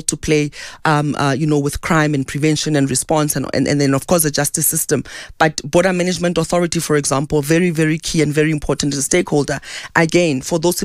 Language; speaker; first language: English; non-native, local second language; Southern Sotho